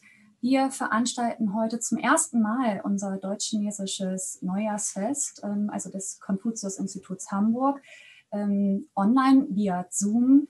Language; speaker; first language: German; native; German